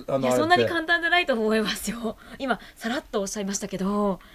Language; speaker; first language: Japanese; native; Japanese